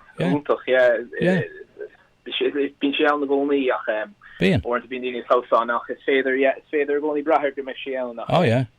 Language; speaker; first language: Irish; native; Irish